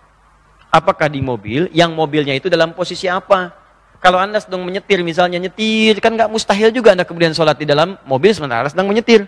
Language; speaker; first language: Indonesian; native; Indonesian